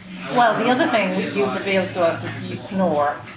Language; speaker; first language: English; native; English